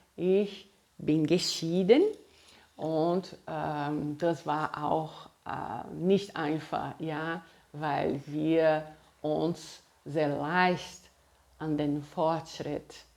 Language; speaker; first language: German; non-native, fluent; Portuguese